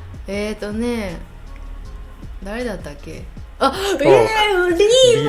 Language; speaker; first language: Japanese; non-native, fluent; English